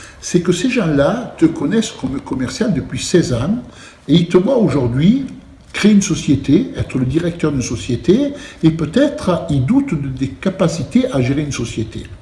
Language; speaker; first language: French; early bilingual, other home language; Italian